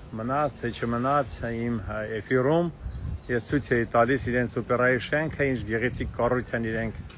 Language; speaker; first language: Armenian; native; Armenian